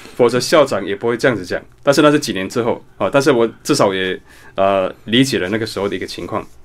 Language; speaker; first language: Chinese; non-native, local second language; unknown